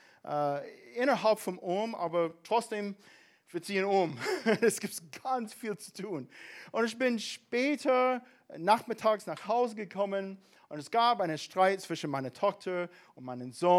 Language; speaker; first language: German; non-native, fluent; English